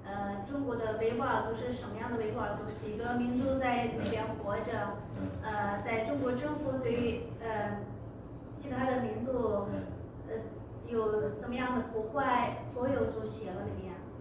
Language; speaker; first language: Chinese; non-native, local second language; Uyghur